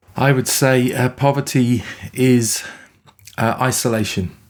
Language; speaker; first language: English; native; English